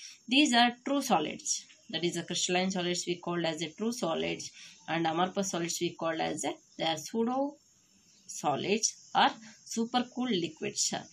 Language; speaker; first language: English; non-native, local second language; Kannada